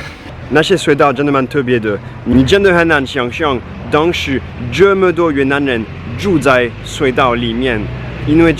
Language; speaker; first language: Chinese; non-native, fluent; French